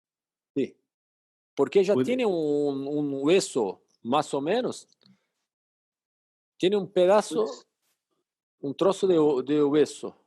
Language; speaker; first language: Spanish; non-native, fluent; Portuguese